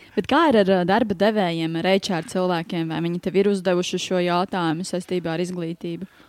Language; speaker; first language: Latvian; native; Latvian